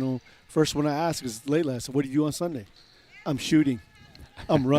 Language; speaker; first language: English; native; English